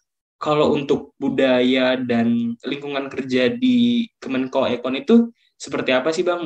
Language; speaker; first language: Indonesian; native; Indonesian